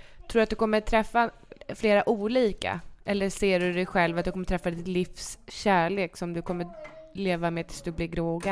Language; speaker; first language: Swedish; native; Swedish